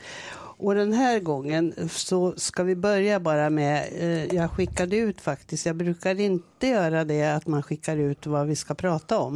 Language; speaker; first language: Swedish; native; Swedish